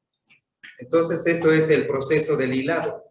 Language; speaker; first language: Spanish; non-native, local second language; Zapotec